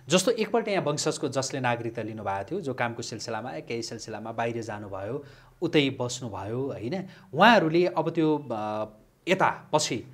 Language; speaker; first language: Nepali; native; Nepali